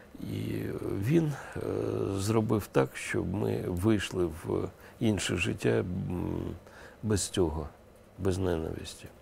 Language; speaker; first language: Ukrainian; non-native, local second language; Russian